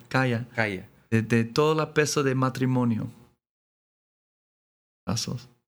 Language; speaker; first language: Spanish; non-native, learner; English